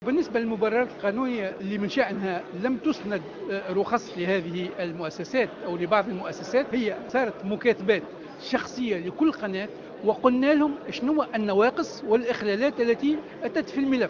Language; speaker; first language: Arabic; native; Arabic